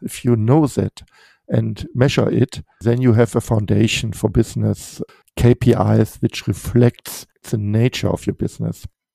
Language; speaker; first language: English; non-native, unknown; German